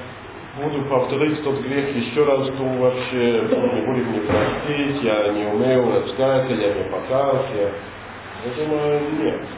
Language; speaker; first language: Russian; non-native, learner; English